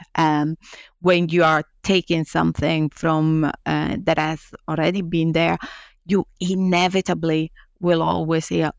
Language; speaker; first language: English; non-native, fluent; Italian